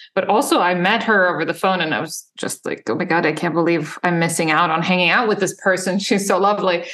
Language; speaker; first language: English; non-native, fluent; Serbian